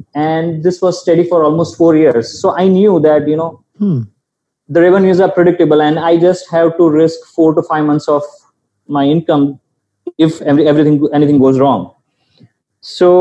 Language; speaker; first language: English; non-native, local second language; Gujarati